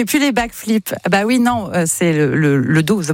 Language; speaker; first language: French; native; French